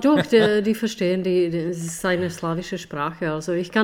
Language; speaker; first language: German; non-native, fluent; Czech